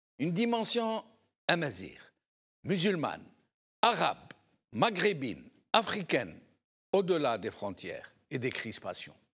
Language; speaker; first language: French; non-native, local second language; Arabic